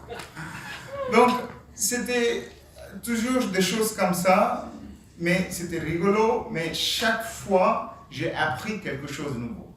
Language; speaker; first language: French; non-native, learner; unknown